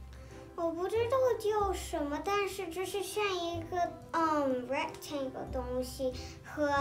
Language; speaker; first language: Chinese; early bilingual, heritage; Chinese